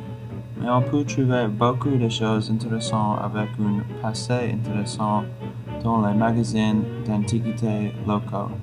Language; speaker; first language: French; non-native, learner; English